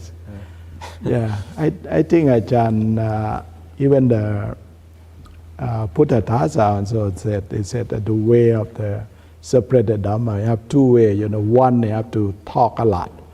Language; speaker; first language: English; non-native, learner; Thai